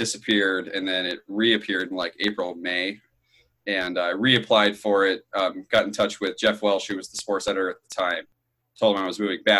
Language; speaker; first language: English; native; English